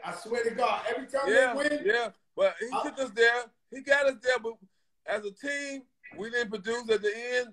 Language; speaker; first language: English; native; English